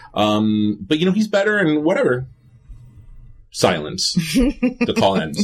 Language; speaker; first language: English; early bilingual, other home language; Spanish